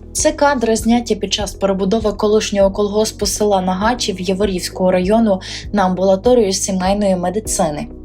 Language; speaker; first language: Ukrainian; native; Ukrainian